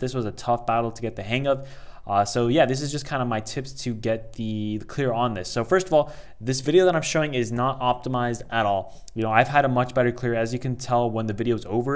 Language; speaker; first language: English; native; English